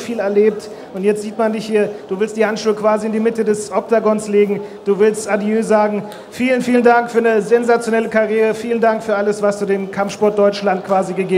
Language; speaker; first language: German; native; German